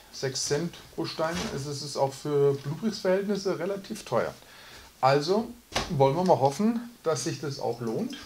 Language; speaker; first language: German; native; German